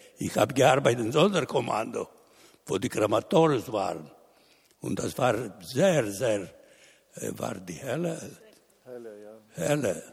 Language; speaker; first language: German; non-native, learner; Italian